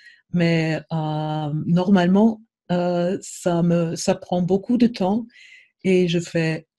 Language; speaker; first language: French; non-native, fluent; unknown